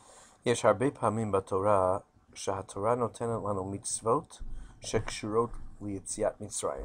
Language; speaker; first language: Hebrew; non-native, fluent; English